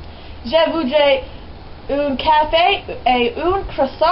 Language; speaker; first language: French; non-native, learner; English